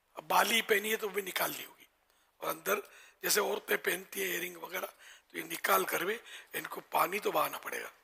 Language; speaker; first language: Urdu; non-native, local second language; Memoni